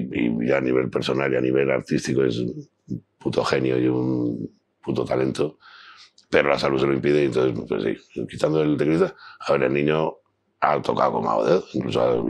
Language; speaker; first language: Spanish; native; Spanish